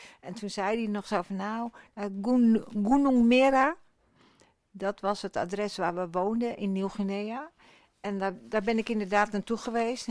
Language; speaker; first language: Dutch; early bilingual, other home language; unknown